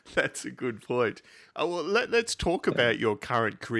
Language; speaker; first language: English; native; English